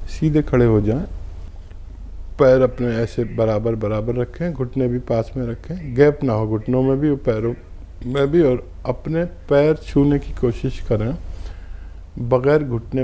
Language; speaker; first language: Hindi; native; Hindi